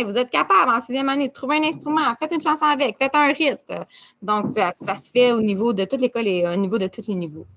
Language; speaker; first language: French; native; French